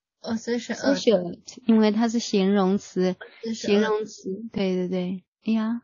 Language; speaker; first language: Chinese; native; Chinese